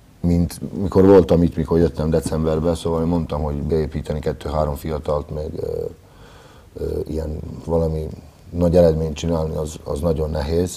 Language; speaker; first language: Hungarian; non-native, fluent; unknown